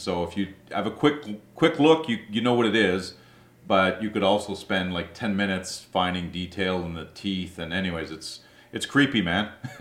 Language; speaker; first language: English; early bilingual, other home language; French